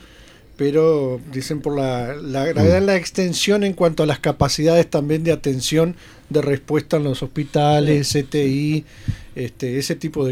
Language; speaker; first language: Spanish; native; Spanish